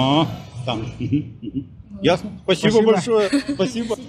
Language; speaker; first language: Russian; native; Russian